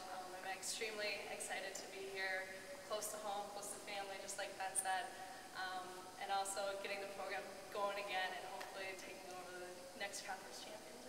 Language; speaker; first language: English; native; English